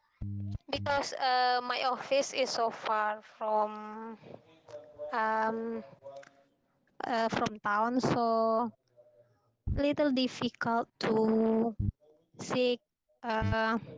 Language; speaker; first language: English; non-native, learner; Indonesian